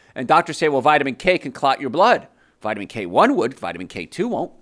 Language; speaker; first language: English; early bilingual, other home language; Italian